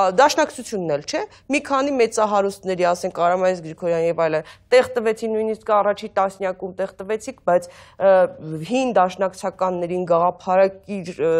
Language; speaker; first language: Armenian; native; Armenian